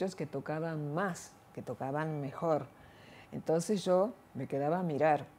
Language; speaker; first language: Spanish; native; Spanish